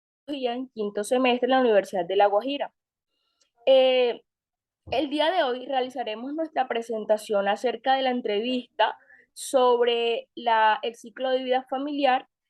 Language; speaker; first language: Spanish; native; Spanish